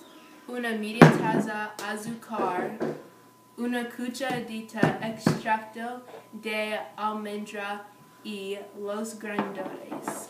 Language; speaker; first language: Spanish; non-native, learner; English